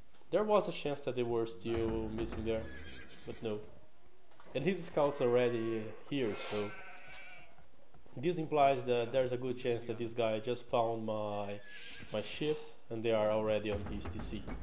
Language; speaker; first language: English; non-native, fluent; Portuguese